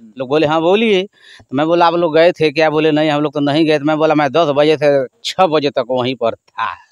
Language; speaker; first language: Hindi; native; Hindi